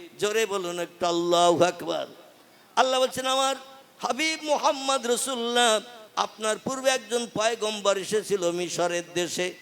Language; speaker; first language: Bangla; native; Bangla